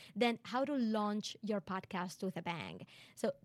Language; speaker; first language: English; non-native, fluent; Spanish